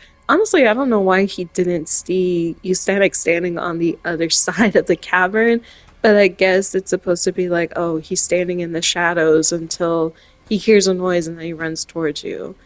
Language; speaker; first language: English; native; English